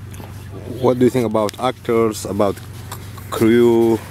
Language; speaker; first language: English; non-native, learner; Russian